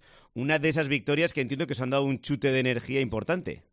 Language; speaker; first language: Spanish; native; Spanish